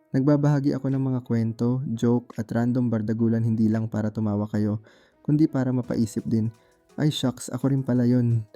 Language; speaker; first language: Filipino; native; Filipino